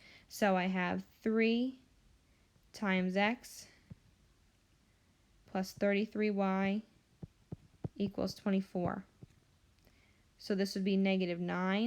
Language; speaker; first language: English; native; English